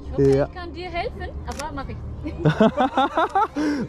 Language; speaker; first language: German; non-native, learner; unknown